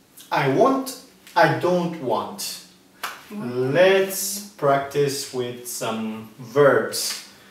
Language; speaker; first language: English; non-native, fluent; Italian